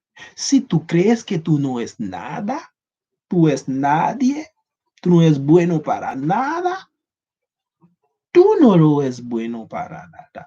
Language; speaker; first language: Spanish; non-native, learner; Haitian Creole